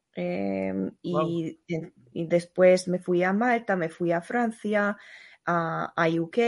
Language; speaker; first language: Spanish; non-native, fluent; Hungarian